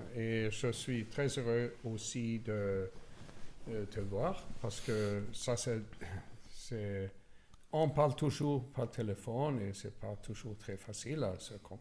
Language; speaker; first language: French; non-native, learner; Swedish